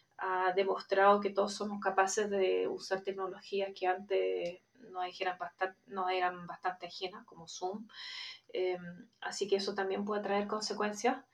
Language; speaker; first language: Spanish; non-native, fluent; German